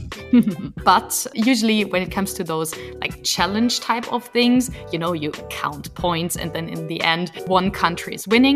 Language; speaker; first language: English; non-native, fluent; German